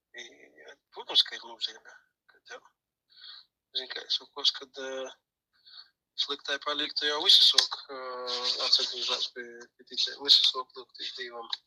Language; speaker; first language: Latvian; native; Latvian